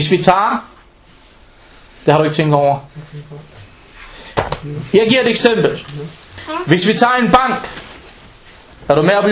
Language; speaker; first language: Danish; non-native, local second language; Arabic